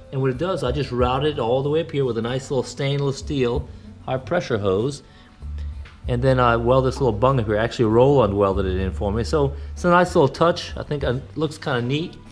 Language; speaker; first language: English; native; English